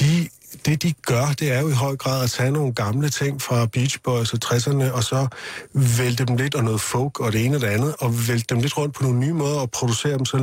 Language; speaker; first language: Danish; native; Danish